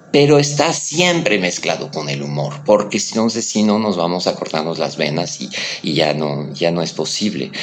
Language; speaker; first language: Spanish; non-native, fluent; French